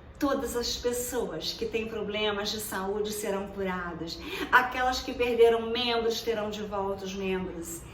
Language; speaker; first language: Portuguese; native; Portuguese